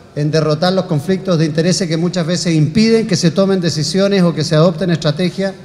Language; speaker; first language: Spanish; native; Spanish